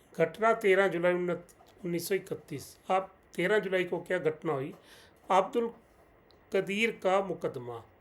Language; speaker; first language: Hindi; non-native, local second language; Punjabi